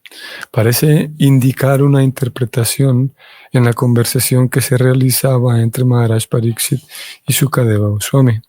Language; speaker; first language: Spanish; native; Spanish